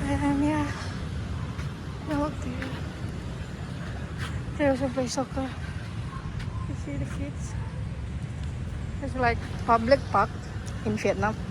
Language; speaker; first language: English; non-native, learner; Indonesian